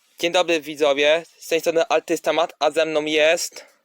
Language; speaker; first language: Polish; non-native, learner; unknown